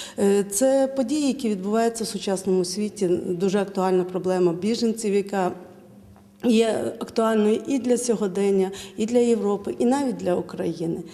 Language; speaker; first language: Ukrainian; native; Ukrainian